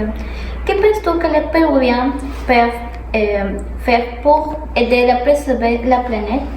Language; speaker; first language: French; non-native, learner; Spanish